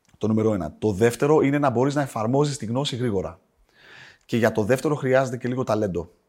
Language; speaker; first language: Greek; native; Greek